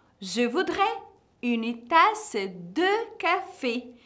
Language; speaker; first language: French; non-native, fluent; Portuguese